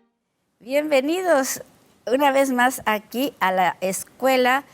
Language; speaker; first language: Spanish; native; Spanish